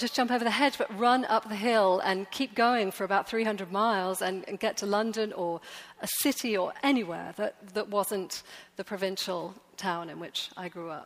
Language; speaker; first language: English; native; English